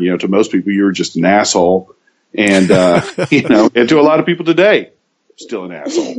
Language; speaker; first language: English; native; English